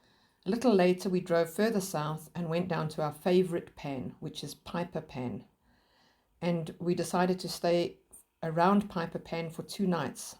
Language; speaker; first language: English; native; English